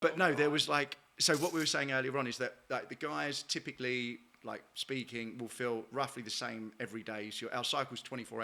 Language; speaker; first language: English; native; English